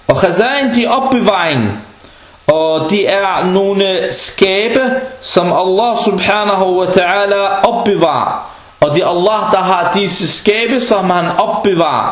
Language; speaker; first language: Danish; non-native, fluent; Arabic